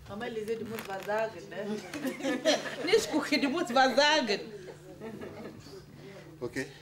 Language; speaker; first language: German; non-native, fluent; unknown